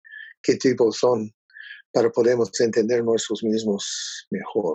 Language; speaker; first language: Spanish; non-native, learner; English